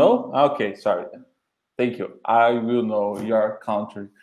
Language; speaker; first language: English; non-native, learner; Portuguese